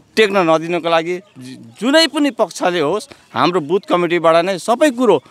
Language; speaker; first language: Nepali; native; Nepali